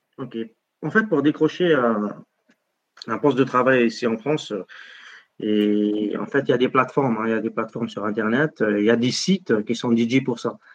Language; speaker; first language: French; non-native, local second language; Arabic